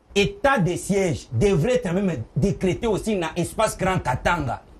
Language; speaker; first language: French; non-native, local second language; Luba-Lulua